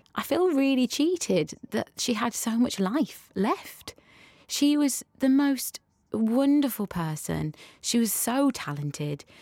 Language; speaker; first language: English; native; English